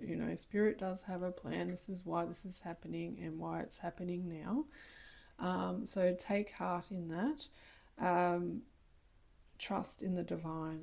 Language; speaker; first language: English; native; English